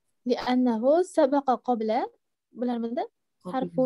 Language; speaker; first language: Arabic; non-native, learner; Uzbek